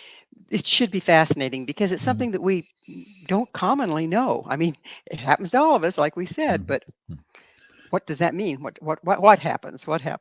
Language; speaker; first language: English; native; English